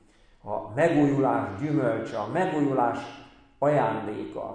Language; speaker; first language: Hungarian; native; Hungarian